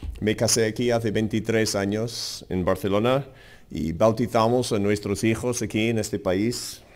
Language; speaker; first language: Spanish; non-native, fluent; English